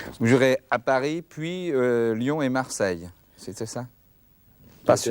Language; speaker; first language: French; native; French